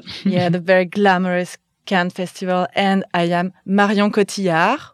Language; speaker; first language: English; non-native, fluent; French